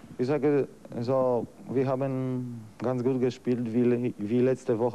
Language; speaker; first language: German; non-native, learner; Polish